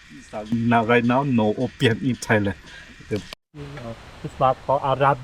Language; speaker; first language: English; non-native, learner; Thai